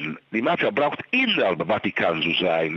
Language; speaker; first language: German; non-native, fluent; Italian